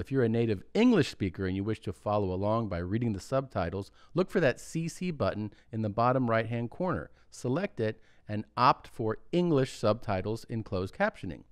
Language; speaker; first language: English; native; English